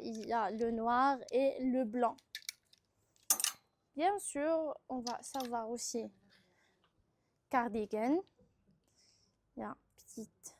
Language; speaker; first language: French; non-native, local second language; Arabic